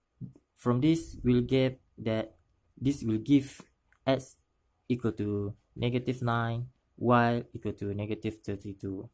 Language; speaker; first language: English; non-native, local second language; Malay